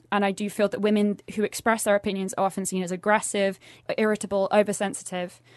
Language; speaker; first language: English; native; English